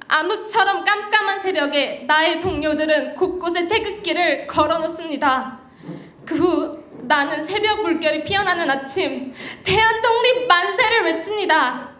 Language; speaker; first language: Korean; early bilingual, heritage; Korean